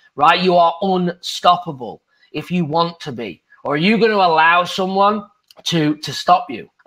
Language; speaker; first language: English; native; English